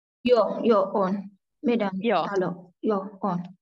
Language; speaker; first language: Finnish; non-native, learner; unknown